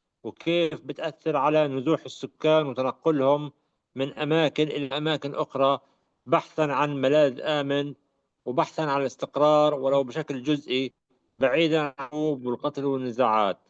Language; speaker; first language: Arabic; native; Arabic